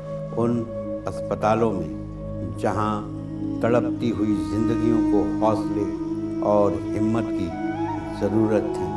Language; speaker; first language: Hindi; native; Hindi